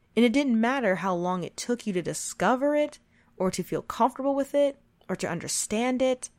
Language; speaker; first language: English; native; English